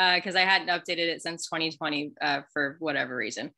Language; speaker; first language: English; native; English